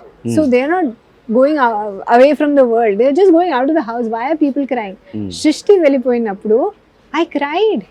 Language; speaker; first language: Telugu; non-native, learner; Hindi